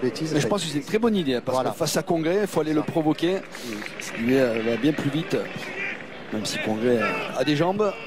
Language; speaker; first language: French; native; French